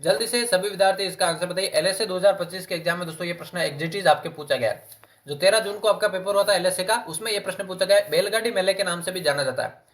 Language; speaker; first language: Hindi; native; Hindi